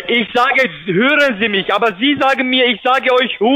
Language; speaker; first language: German; non-native, fluent; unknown